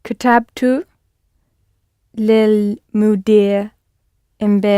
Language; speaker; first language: Arabic; non-native, learner; English